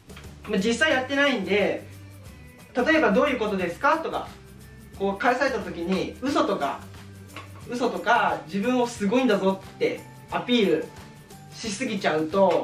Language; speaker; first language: Japanese; native; Japanese